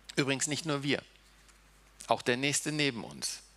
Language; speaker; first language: German; early bilingual, heritage; German